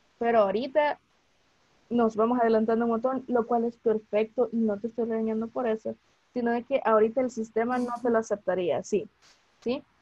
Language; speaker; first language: Spanish; native; Spanish